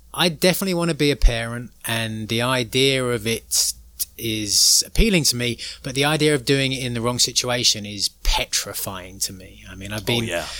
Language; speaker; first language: English; native; English